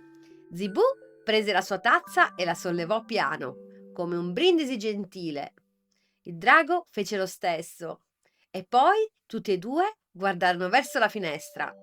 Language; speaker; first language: Italian; native; Italian